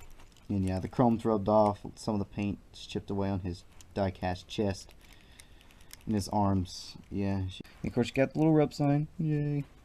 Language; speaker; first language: English; native; English